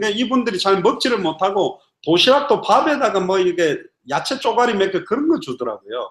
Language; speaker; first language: Korean; native; Korean